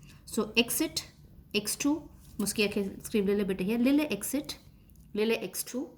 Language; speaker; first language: Danish; non-native, fluent; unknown